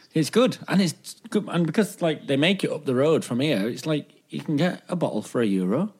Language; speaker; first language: English; native; English